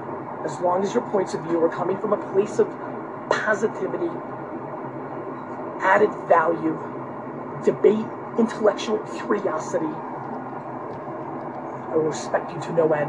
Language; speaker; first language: English; early bilingual, other home language; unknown